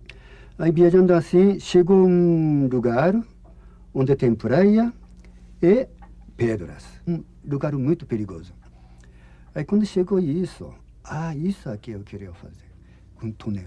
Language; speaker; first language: Portuguese; non-native, learner; Japanese